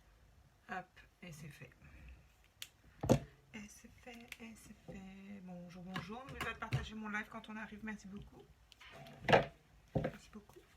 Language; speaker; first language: French; native; French